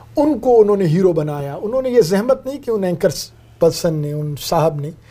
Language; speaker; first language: Urdu; non-native, local second language; Brahui